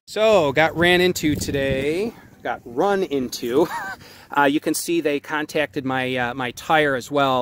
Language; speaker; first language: English; native; English